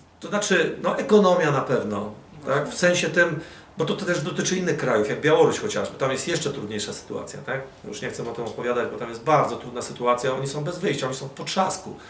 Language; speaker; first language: Polish; early bilingual, other home language; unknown